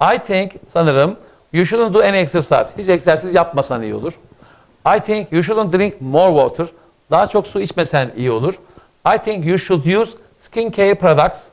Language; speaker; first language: English; non-native, fluent; Turkish